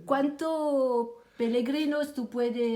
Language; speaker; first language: Spanish; non-native, learner; French